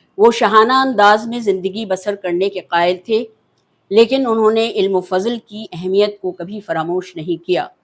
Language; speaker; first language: Urdu; native; Urdu